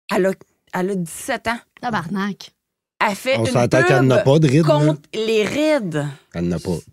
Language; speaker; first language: French; native; French